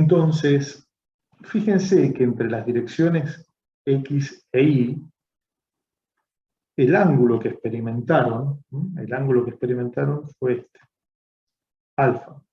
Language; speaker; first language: Spanish; native; Spanish